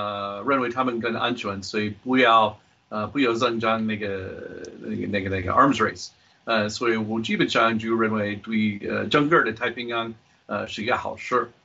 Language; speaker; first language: Chinese; non-native, fluent; English